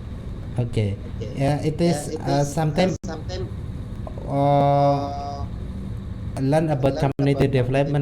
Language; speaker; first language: English; non-native, learner; Indonesian